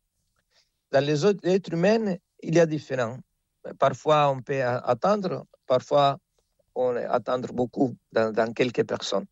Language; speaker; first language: French; non-native, fluent; Spanish